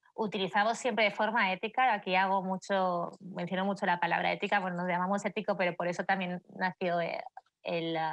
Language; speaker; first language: Spanish; native; Spanish